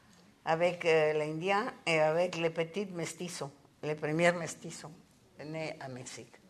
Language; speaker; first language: French; non-native, learner; Spanish